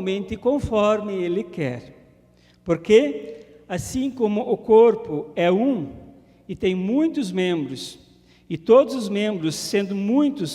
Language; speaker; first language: Portuguese; native; Portuguese